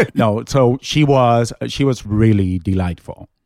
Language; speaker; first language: English; non-native, fluent; Spanish